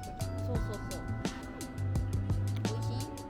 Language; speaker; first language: Japanese; non-native, fluent; Korean